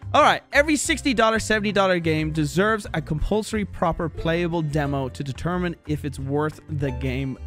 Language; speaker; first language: English; native; English